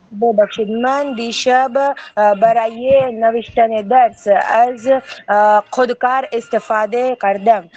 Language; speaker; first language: Persian; non-native, learner; Urdu